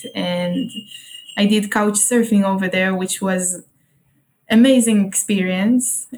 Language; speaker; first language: English; non-native, fluent; Hebrew